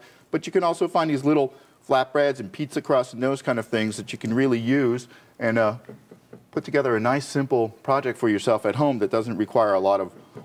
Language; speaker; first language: English; native; English